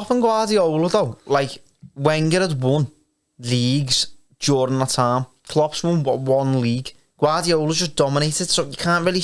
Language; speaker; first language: English; native; English